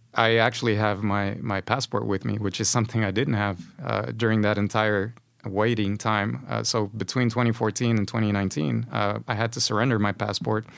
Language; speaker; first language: English; non-native, fluent; Spanish